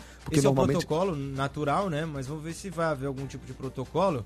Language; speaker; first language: Portuguese; native; Portuguese